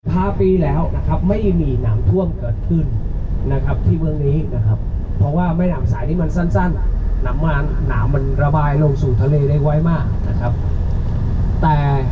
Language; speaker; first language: Thai; non-native, fluent; Vietnamese